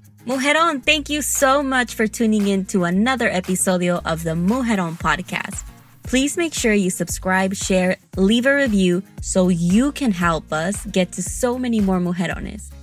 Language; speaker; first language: English; early bilingual, other home language; Spanish